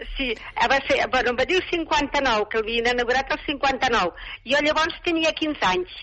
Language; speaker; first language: Catalan; native; Catalan